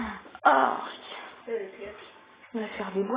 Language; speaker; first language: French; native; French